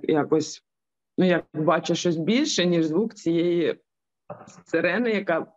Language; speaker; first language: Ukrainian; non-native, local second language; Russian